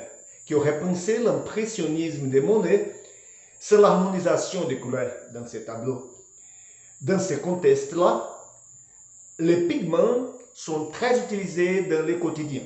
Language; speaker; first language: French; non-native, learner; Portuguese